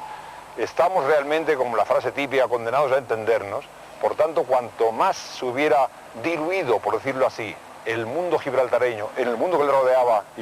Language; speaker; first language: Spanish; native; Spanish